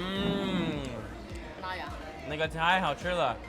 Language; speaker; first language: Chinese; non-native, fluent; English